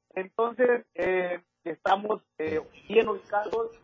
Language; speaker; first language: Spanish; native; Spanish